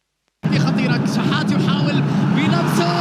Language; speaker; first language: Arabic; native; Arabic